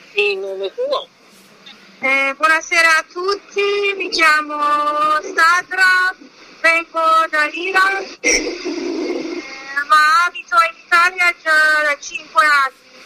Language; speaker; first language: Italian; non-native, learner; Persian